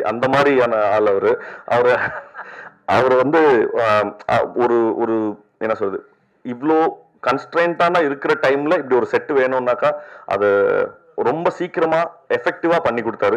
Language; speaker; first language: Tamil; native; Tamil